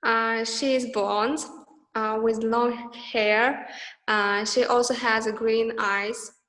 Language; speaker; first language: English; non-native, learner; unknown